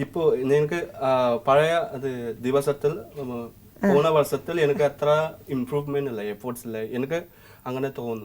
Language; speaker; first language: Malayalam; non-native, learner; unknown